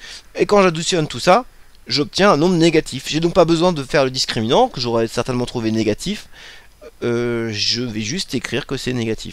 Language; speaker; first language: French; native; French